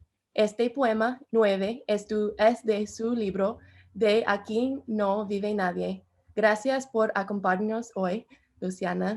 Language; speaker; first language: Spanish; non-native, learner; English